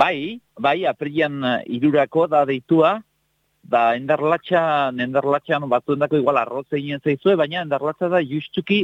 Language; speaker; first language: Basque; native; Basque